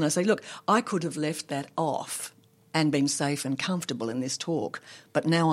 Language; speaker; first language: English; native; English